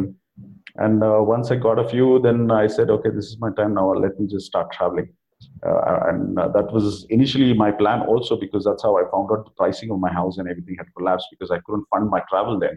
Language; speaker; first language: English; non-native, local second language; Kannada